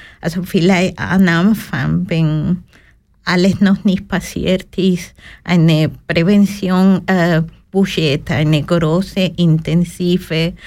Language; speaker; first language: German; non-native, learner; Spanish